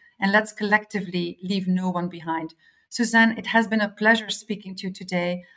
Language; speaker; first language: English; non-native, fluent; Dutch